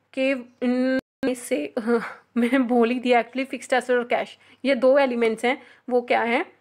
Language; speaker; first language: Hindi; non-native, local second language; Punjabi